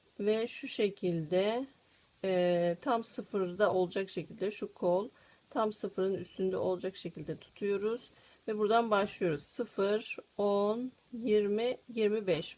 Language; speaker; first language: Turkish; native; Turkish